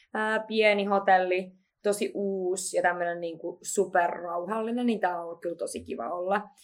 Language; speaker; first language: Finnish; native; Finnish